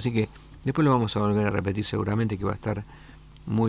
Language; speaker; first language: Spanish; native; Spanish